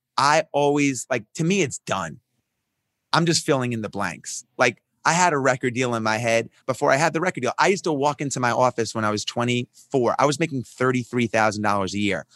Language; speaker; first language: English; native; English